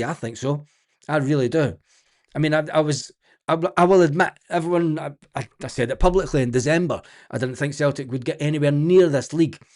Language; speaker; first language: English; native; English